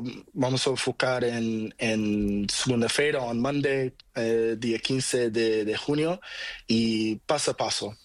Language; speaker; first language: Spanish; non-native, learner; Portuguese